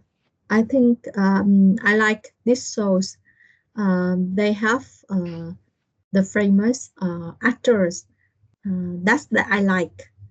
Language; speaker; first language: English; non-native, learner; Vietnamese